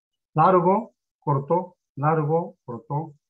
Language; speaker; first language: Spanish; non-native, learner; Korean